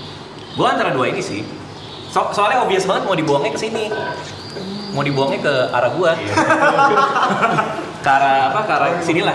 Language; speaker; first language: Indonesian; native; Indonesian